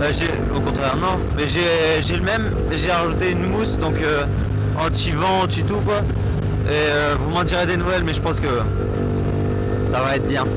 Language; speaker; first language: French; native; French